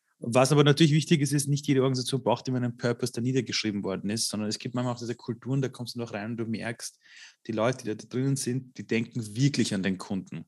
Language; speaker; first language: German; early bilingual, other home language; Persian